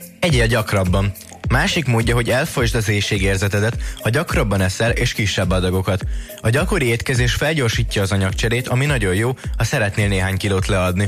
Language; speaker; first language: Hungarian; native; Hungarian